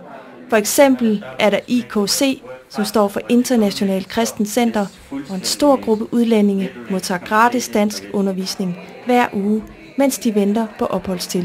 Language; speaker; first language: Danish; native; Danish